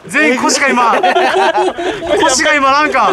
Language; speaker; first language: Japanese; native; Japanese